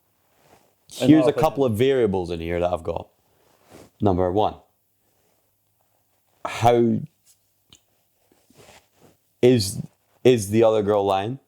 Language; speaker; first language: English; native; English